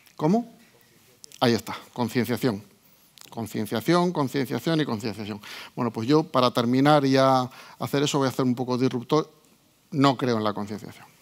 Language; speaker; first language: Spanish; native; Spanish